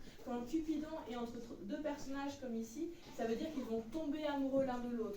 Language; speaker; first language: French; native; French